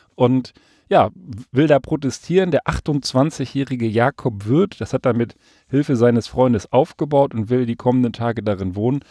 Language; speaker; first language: German; native; German